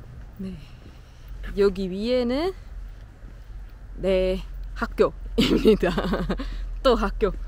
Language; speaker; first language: Korean; non-native, learner; German